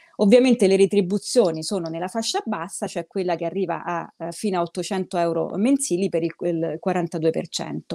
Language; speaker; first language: Italian; native; Italian